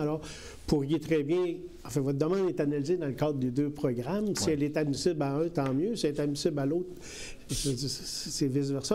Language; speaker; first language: French; native; French